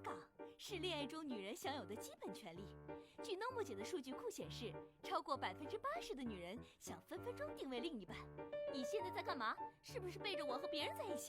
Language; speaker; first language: Chinese; native; Chinese